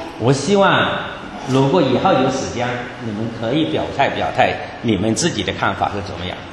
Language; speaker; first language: Chinese; native; Chinese